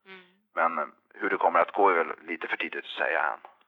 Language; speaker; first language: Swedish; native; Swedish